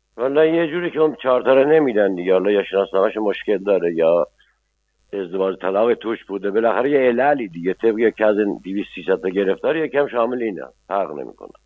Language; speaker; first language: Persian; non-native, local second language; Azerbaijani